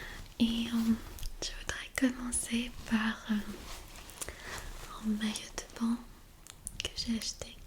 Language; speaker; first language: French; non-native, fluent; Armenian